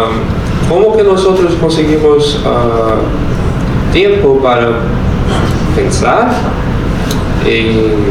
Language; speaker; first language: Spanish; non-native, learner; Portuguese